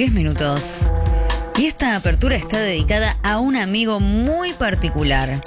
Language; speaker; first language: Spanish; native; Spanish